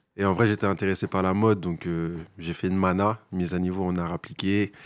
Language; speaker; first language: French; native; French